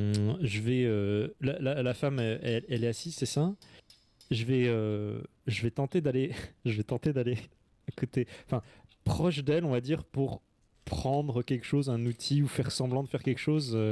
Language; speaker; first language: French; native; French